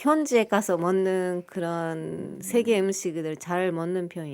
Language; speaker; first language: Korean; non-native, fluent; Japanese